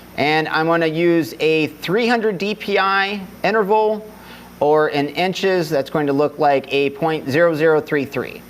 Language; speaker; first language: English; native; English